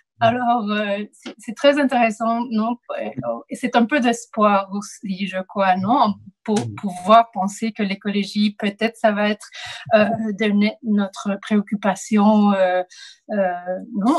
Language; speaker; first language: French; non-native, fluent; Spanish